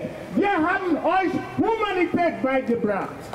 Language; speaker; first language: German; non-native, fluent; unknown